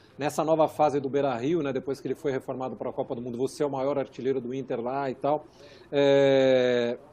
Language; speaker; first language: Portuguese; native; Portuguese